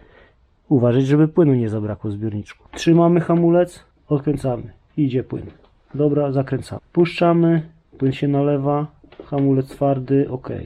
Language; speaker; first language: Polish; native; Polish